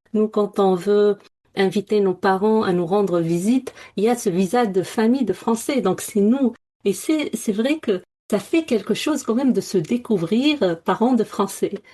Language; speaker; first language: French; non-native, local second language; Arabic